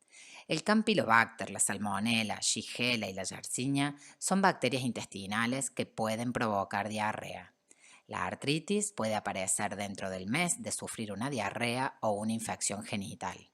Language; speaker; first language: Spanish; native; Spanish